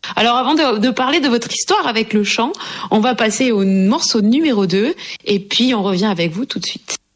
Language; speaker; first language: French; native; French